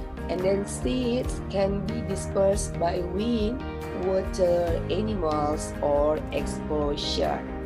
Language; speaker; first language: English; non-native, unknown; Indonesian